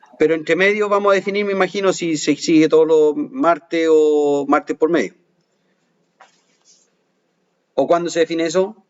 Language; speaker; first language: Spanish; native; Spanish